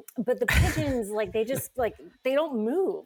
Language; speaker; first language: English; native; English